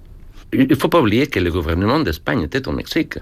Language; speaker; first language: French; non-native, fluent; Spanish